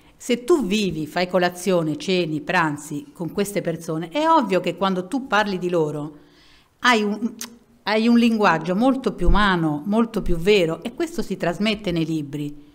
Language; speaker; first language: Italian; native; Italian